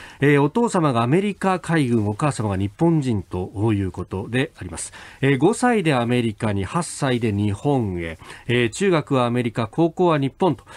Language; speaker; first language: Japanese; native; Japanese